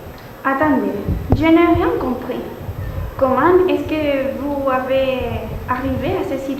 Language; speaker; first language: French; non-native, learner; Spanish